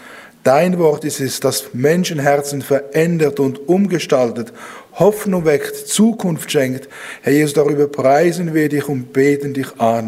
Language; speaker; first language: German; native; German